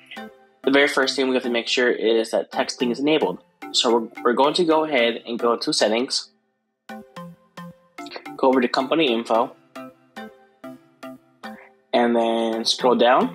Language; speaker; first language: English; native; English